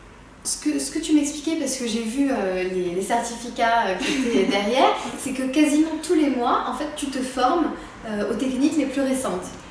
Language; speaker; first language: French; native; French